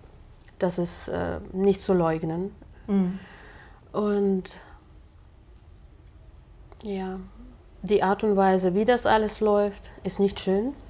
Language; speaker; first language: German; non-native, fluent; Russian